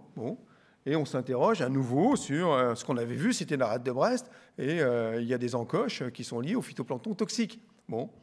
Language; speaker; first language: French; native; French